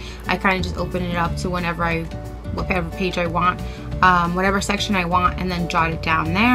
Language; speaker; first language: English; native; English